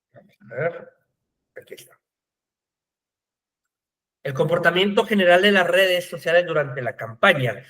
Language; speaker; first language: Spanish; native; Spanish